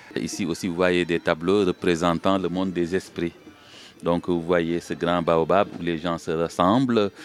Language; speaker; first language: French; non-native, local second language; Wolof